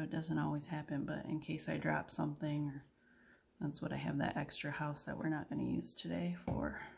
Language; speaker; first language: English; native; English